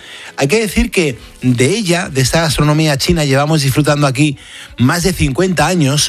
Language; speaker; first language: Spanish; native; Spanish